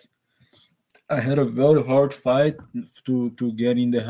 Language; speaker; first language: English; non-native, learner; Portuguese